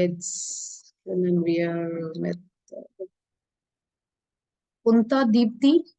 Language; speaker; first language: German; non-native, fluent; Hindi